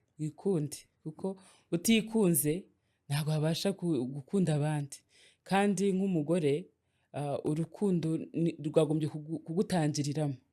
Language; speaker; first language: Kinyarwanda; early bilingual, heritage; Kinyarwanda